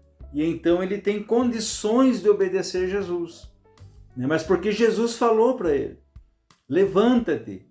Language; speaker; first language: Portuguese; native; Portuguese